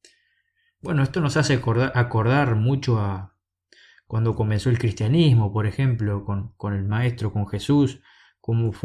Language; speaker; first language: Spanish; native; Spanish